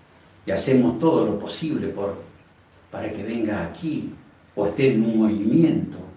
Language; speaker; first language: Spanish; native; Spanish